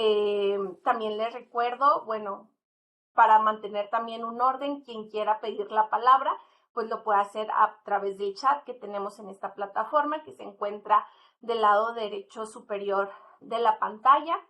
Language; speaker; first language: Spanish; native; Spanish